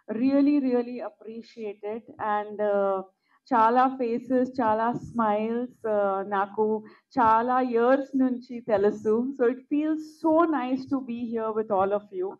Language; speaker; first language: Telugu; non-native, local second language; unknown